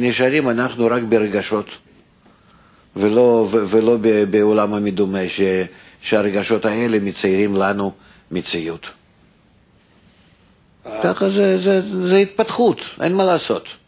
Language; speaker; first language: Hebrew; non-native, fluent; Russian